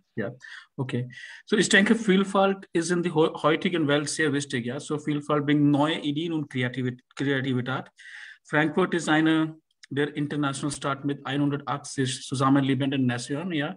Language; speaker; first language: German; non-native, learner; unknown